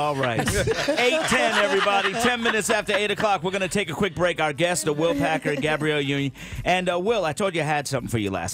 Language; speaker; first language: English; native; English